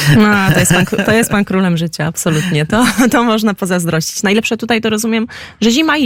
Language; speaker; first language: Polish; native; Polish